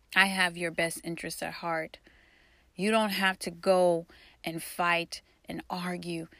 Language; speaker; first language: English; early bilingual, other home language; Haitian Creole